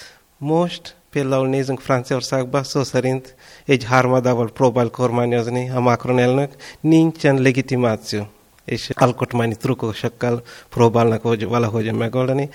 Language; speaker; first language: Hungarian; non-native, fluent; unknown